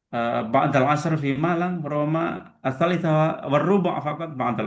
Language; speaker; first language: Arabic; non-native, fluent; Indonesian